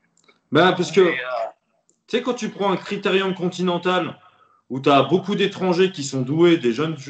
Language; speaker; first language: French; native; French